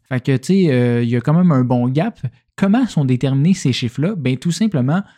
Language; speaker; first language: French; native; French